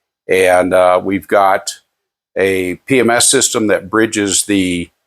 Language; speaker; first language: English; native; English